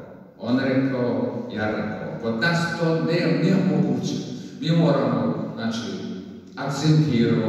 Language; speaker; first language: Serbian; non-native, fluent; Russian